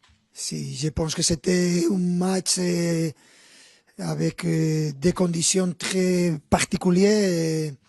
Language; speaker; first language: French; non-native, fluent; Spanish